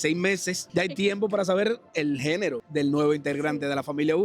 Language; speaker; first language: Spanish; native; Spanish